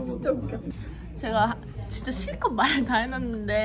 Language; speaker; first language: Korean; early bilingual, heritage; Korean